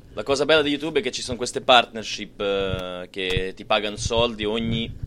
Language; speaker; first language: Italian; early bilingual, other home language; Croatian